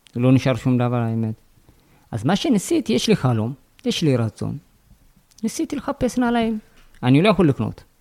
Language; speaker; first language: Hebrew; non-native, fluent; Amharic